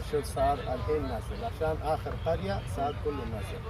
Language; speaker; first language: Arabic; non-native, learner; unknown